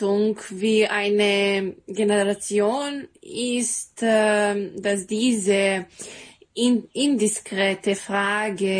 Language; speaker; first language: German; non-native, learner; Serbian